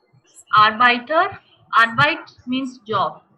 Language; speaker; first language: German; non-native, fluent; Hindi